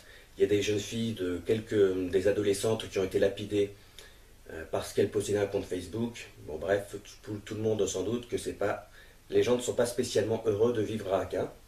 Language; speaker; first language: French; native; French